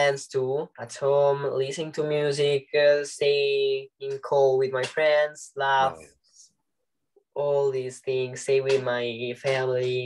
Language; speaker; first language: English; non-native, learner; Italian